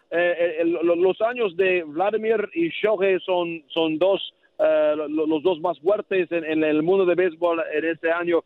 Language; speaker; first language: Spanish; non-native, learner; English